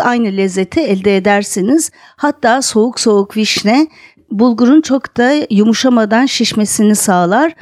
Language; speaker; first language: Turkish; native; Turkish